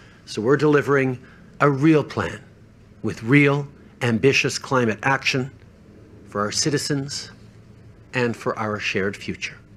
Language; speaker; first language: English; early bilingual, other home language; French